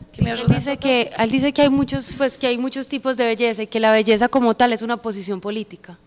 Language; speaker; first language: Spanish; native; Spanish